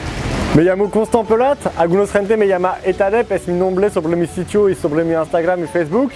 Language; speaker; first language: Spanish; non-native, learner; French